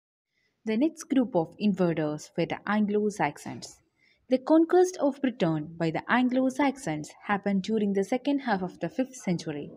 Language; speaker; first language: English; non-native, local second language; Malayalam